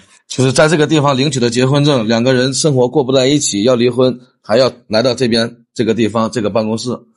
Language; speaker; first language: Chinese; native; Chinese